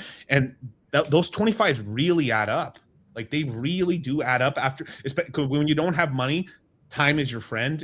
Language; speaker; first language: English; native; English